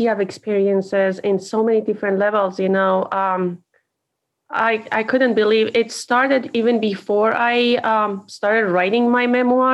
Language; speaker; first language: English; non-native, fluent; Persian